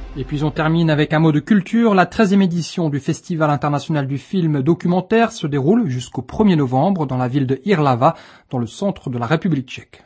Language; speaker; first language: French; native; French